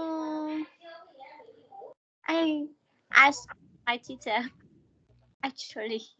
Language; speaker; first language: English; non-native, learner; Vietnamese